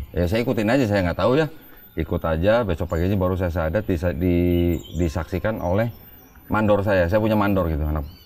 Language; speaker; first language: Indonesian; native; Indonesian